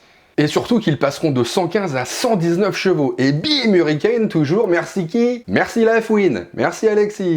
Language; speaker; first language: French; native; French